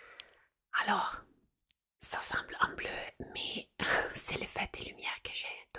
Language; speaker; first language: French; non-native, fluent; Italian